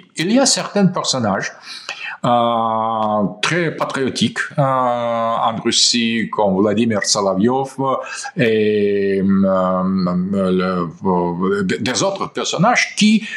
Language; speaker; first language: French; non-native, fluent; Russian